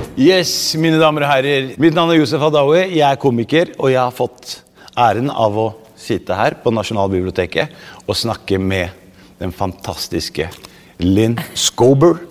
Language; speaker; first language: Norwegian; early bilingual, other home language; Arabic